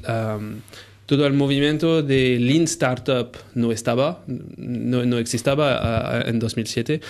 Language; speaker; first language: Spanish; non-native, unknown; French